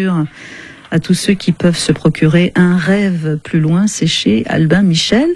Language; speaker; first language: French; native; French